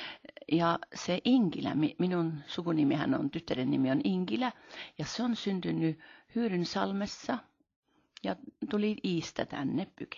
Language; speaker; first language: Finnish; early bilingual, heritage; Finnish